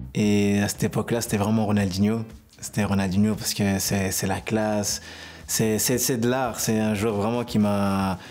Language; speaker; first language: French; native; French